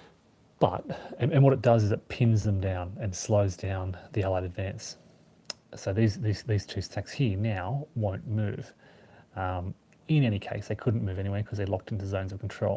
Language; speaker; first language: English; native; English